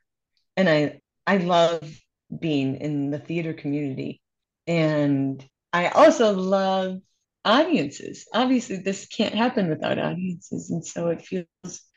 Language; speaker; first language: English; native; English